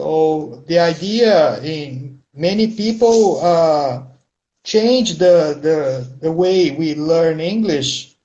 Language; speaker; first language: English; non-native, fluent; Portuguese